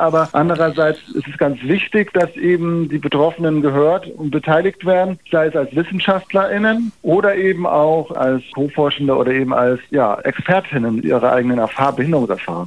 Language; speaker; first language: German; native; German